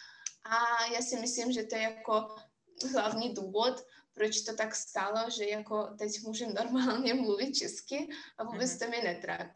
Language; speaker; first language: Czech; non-native, fluent; Russian